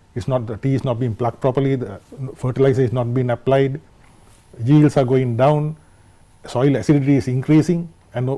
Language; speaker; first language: English; non-native, local second language; Sinhala